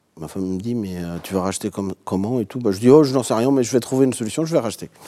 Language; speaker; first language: French; non-native, fluent; Portuguese